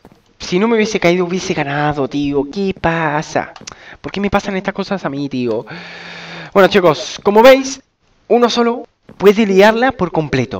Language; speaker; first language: Spanish; native; Spanish